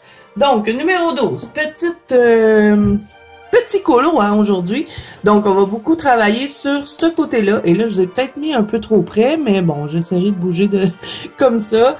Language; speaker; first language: French; native; French